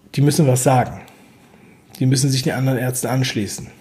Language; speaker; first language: German; native; German